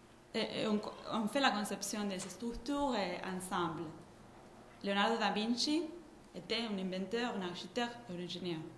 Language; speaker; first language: French; non-native, fluent; Spanish